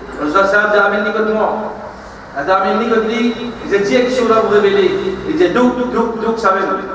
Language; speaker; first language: French; non-native, local second language; Morisyen